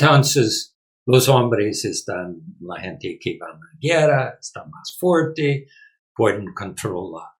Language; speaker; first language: Spanish; non-native, learner; English